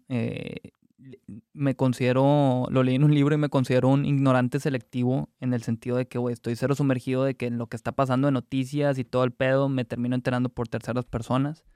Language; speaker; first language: Spanish; native; Spanish